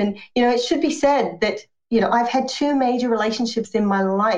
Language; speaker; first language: English; native; English